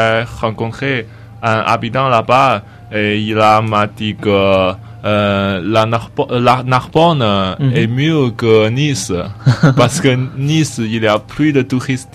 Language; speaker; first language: French; non-native, learner; Chinese